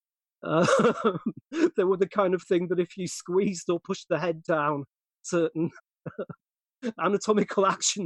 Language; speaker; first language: English; native; English